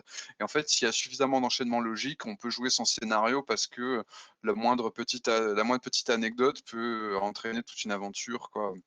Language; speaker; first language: French; native; French